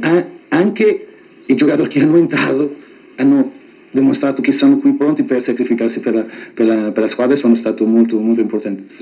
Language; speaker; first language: Italian; non-native, fluent; Portuguese